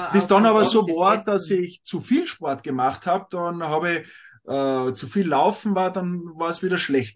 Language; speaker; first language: German; native; German